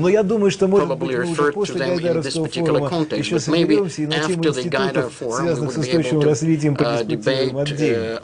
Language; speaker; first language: Russian; native; Russian